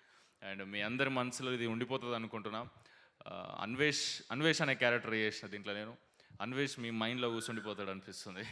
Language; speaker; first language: Telugu; native; Telugu